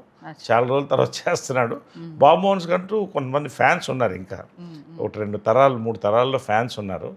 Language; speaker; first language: Telugu; native; Telugu